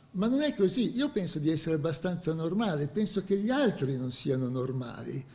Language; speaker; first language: Italian; native; Italian